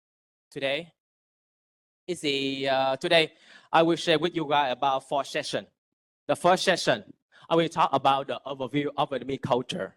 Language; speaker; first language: English; non-native, fluent; Vietnamese